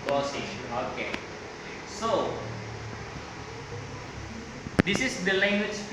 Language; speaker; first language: English; non-native, learner; Indonesian